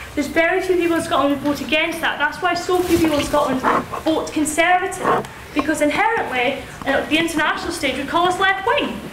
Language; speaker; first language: English; native; English